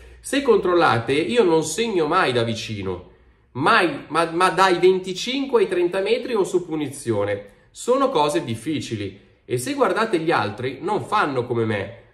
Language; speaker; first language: Italian; native; Italian